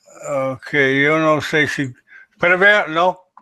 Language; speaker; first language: Spanish; non-native, learner; English